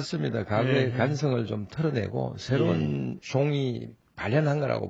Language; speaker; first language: Korean; native; Korean